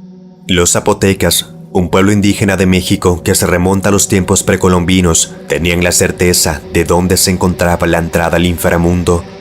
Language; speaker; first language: Spanish; native; Spanish